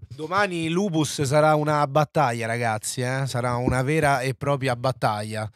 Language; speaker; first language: Italian; native; Italian